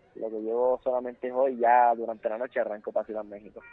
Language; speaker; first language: Spanish; native; Spanish